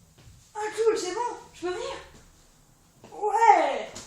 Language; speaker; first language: French; native; French